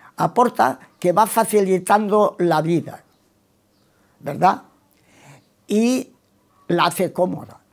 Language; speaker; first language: Spanish; non-native, local second language; Catalan